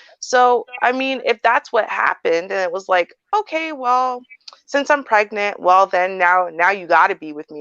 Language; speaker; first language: English; native; English